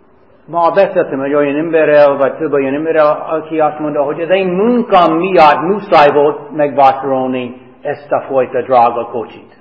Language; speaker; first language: Hungarian; non-native, fluent; English